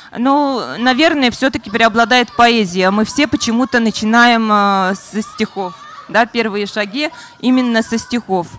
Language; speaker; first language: Russian; non-native, local second language; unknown